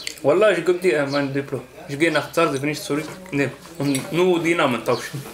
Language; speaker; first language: German; non-native, learner; Arabic